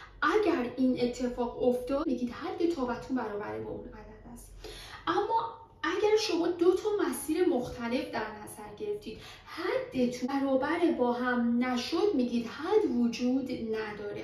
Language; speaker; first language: Persian; native; Persian